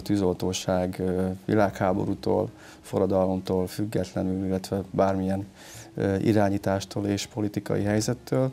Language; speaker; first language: Hungarian; native; Hungarian